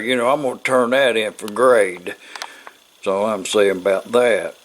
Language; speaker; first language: English; native; English